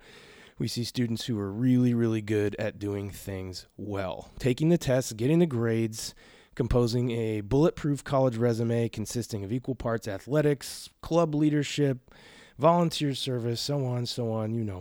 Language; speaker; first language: English; native; English